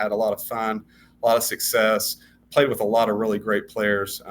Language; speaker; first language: English; native; English